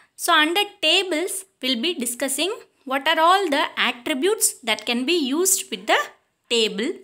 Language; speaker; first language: English; non-native, local second language; Tamil